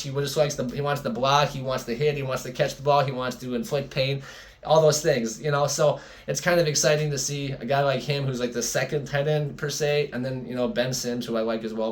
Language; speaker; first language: English; native; English